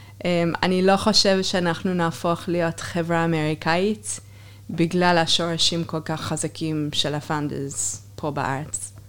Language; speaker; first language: Hebrew; non-native, fluent; English